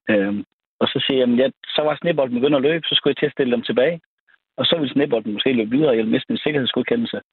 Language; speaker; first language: Danish; native; Danish